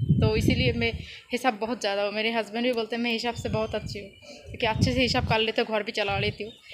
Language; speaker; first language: Urdu; non-native, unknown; Bangla